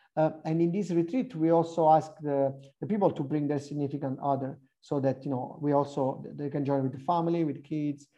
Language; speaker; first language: English; non-native, fluent; Italian